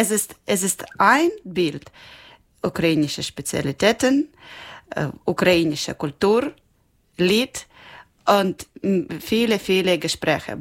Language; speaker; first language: German; non-native, learner; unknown